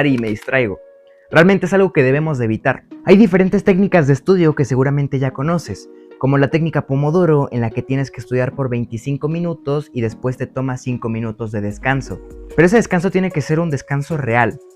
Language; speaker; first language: Spanish; native; Spanish